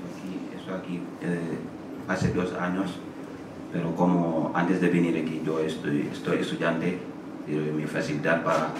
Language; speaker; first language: Spanish; non-native, learner; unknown